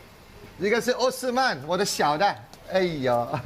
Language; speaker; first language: Chinese; non-native, fluent; Morisyen